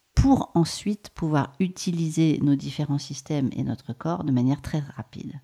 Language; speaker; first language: French; native; French